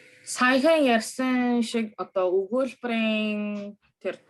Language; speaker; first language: Mongolian; early bilingual, other home language; Korean